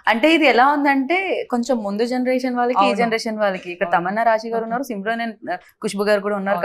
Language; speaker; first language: Telugu; native; Telugu